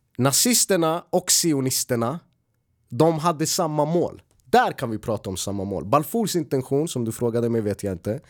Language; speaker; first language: Swedish; early bilingual, other home language; Arabic